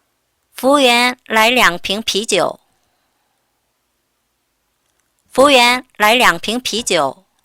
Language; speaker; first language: Chinese; non-native, fluent; Korean